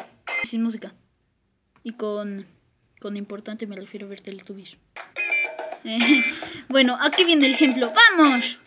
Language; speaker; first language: Spanish; native; Spanish